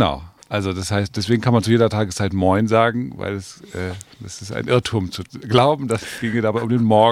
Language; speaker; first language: German; native; German